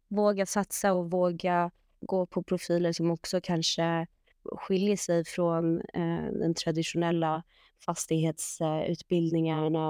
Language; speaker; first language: Swedish; native; Swedish